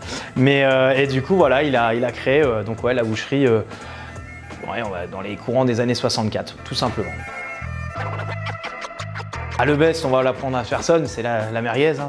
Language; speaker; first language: French; native; French